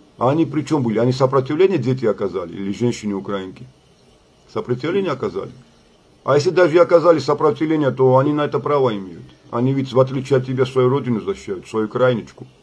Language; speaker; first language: Russian; non-native, local second language; Georgian